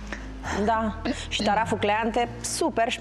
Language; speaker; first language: Romanian; native; Romanian